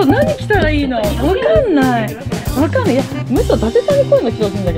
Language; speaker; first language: Japanese; native; Japanese